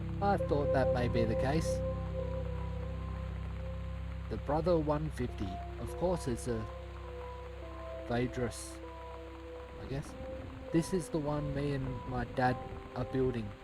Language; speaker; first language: English; native; English